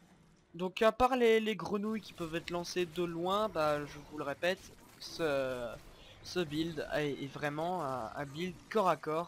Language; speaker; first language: French; native; French